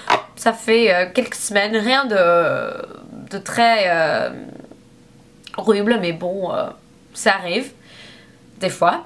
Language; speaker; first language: French; non-native, learner; English